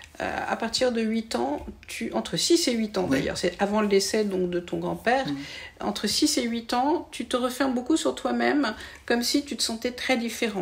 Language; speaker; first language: French; native; French